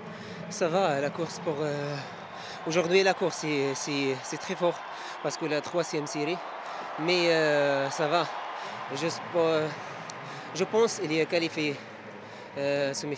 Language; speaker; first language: French; non-native, learner; Arabic